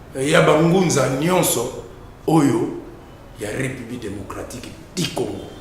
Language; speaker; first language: Lingala; non-native, local second language; Kongo